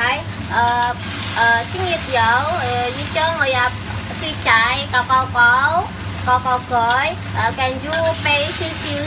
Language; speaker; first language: Cantonese; non-native, learner; Indonesian